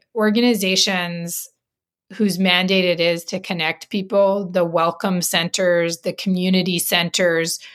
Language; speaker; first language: English; native; English